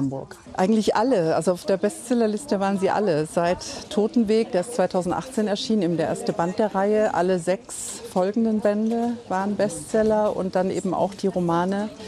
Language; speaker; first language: German; native; German